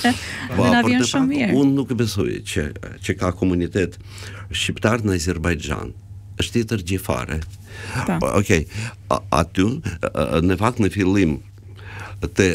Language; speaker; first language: Albanian; non-native, fluent; Russian